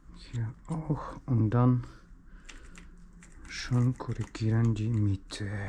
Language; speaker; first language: German; non-native, learner; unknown